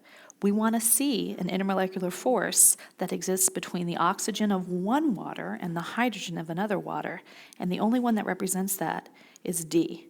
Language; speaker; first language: English; native; English